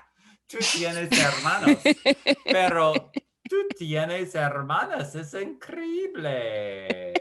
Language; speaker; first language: Spanish; non-native, learner; English